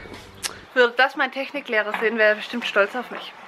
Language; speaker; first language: German; native; German